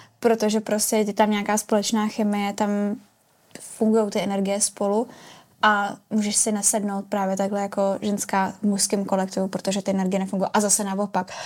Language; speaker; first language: Czech; native; Czech